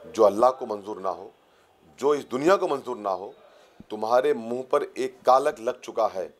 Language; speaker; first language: Hindi; native; Hindi